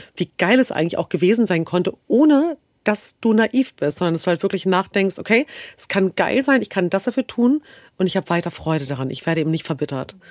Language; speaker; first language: German; early bilingual, other home language; Kurdish